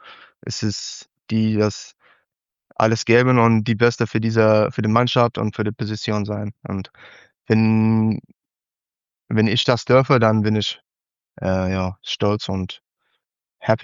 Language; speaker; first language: German; non-native, learner; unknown